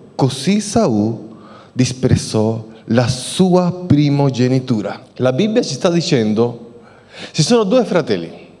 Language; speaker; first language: Italian; non-native, fluent; Spanish